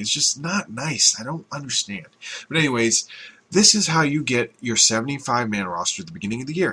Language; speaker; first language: English; native; English